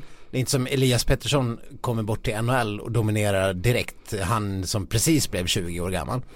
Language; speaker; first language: Swedish; native; Swedish